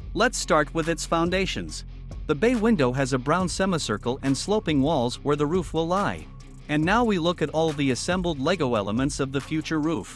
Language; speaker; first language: English; non-native, fluent; Russian